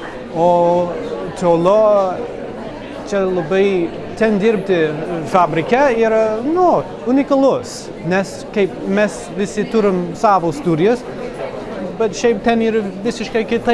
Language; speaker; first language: Lithuanian; non-native, fluent; English